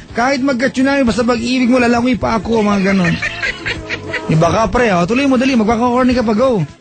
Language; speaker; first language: Filipino; native; Filipino